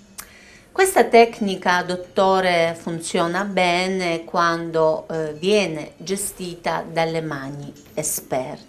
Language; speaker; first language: Italian; native; Italian